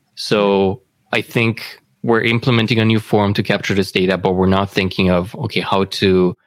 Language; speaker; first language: English; non-native, fluent; Romanian